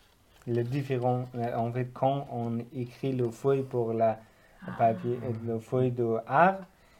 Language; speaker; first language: French; non-native, learner; Persian